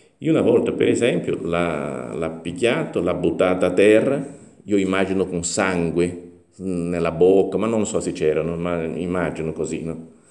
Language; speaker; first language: Italian; non-native, fluent; Portuguese